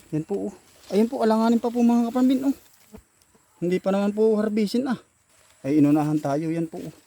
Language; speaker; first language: Filipino; native; Filipino